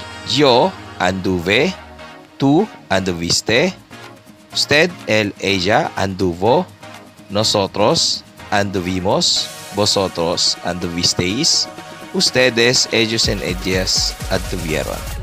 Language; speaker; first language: Spanish; non-native, fluent; Filipino